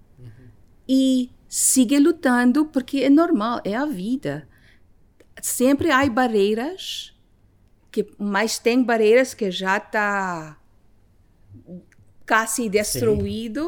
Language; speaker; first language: Portuguese; non-native, learner; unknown